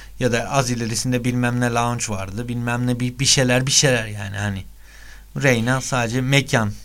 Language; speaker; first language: Turkish; native; Turkish